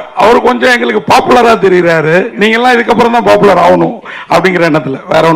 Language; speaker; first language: Tamil; native; Tamil